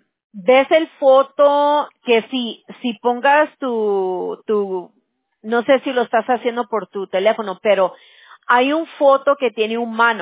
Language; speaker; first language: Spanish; early bilingual, heritage; Spanish